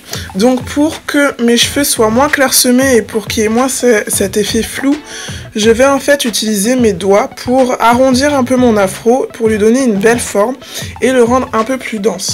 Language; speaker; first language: French; native; French